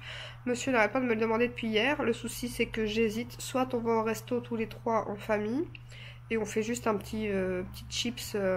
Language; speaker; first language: French; native; French